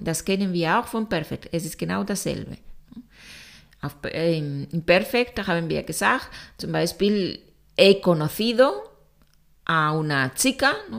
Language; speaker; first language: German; non-native, fluent; Spanish